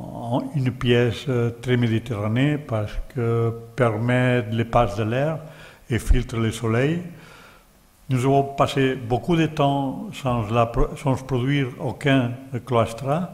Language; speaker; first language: French; non-native, learner; Catalan